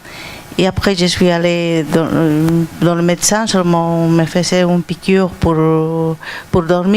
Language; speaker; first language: French; non-native, learner; Portuguese